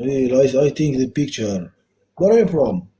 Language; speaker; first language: English; non-native, local second language; Arabic